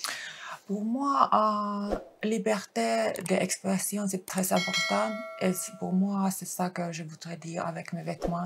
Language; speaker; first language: French; non-native, fluent; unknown